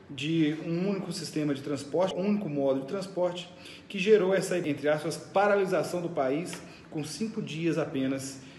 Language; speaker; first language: Portuguese; native; Portuguese